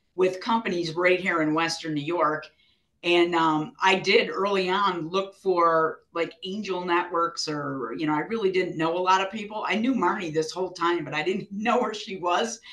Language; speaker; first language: English; native; English